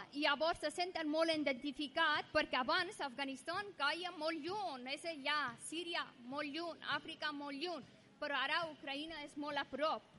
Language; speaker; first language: Catalan; non-native, fluent; Persian